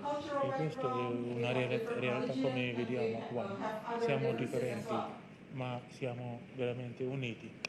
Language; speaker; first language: Italian; non-native, fluent; Indonesian